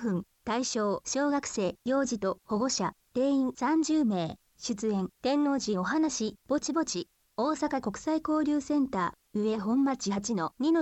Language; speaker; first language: Japanese; native; Japanese